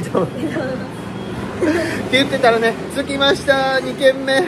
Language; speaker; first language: Japanese; native; Japanese